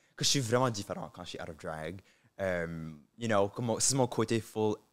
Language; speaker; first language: French; native; French